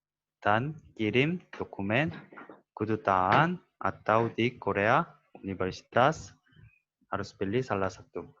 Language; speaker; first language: Indonesian; non-native, learner; Korean